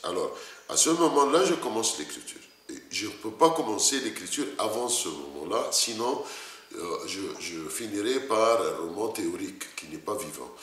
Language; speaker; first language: French; non-native, fluent; Arabic